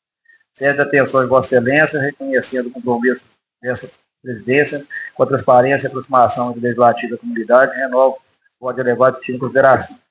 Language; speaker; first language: Portuguese; native; Portuguese